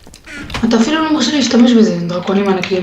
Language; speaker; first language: Hebrew; native; Hebrew